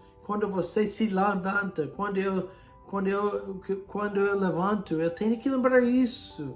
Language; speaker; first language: Portuguese; non-native, fluent; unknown